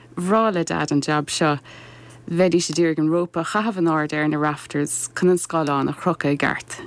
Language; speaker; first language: Irish; native; Irish